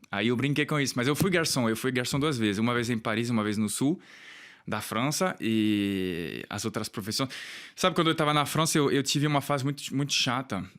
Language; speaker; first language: Portuguese; non-native, fluent; French